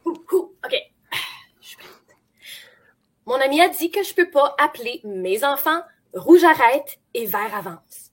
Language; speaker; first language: French; native; French